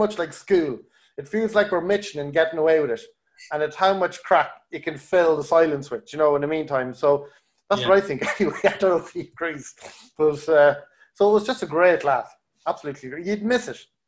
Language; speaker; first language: English; native; English